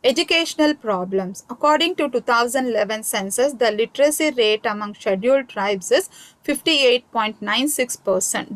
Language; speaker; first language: English; non-native, local second language; Kannada